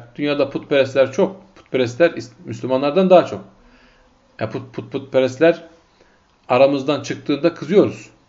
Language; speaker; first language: Turkish; non-native, fluent; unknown